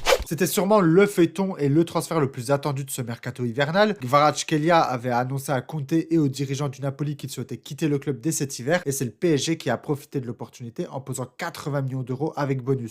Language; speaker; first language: French; native; French